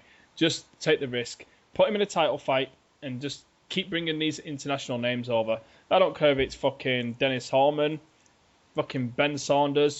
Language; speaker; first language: English; native; English